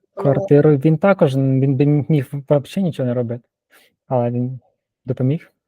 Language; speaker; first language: Ukrainian; native; Ukrainian